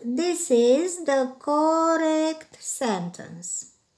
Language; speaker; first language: English; non-native, fluent; Romanian